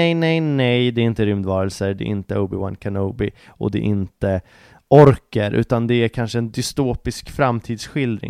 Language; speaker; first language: Swedish; native; Swedish